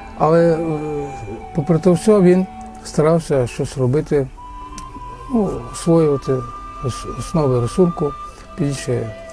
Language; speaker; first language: Ukrainian; native; Ukrainian